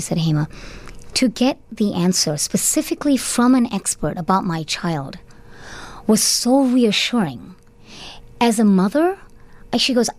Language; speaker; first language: English; non-native, local second language; Tamil